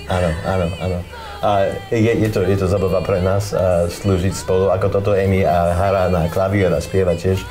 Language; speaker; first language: Slovak; non-native, learner; English